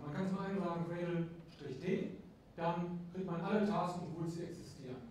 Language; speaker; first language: German; native; German